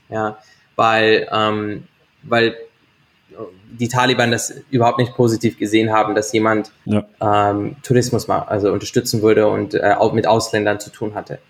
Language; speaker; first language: German; native; German